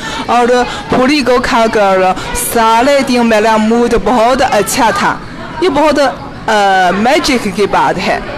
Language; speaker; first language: Hindi; non-native, fluent; Chinese